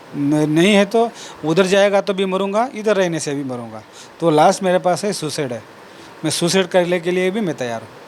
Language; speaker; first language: Hindi; non-native, local second language; Kannada